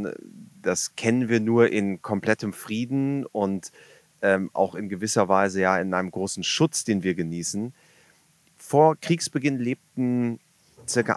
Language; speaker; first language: German; native; German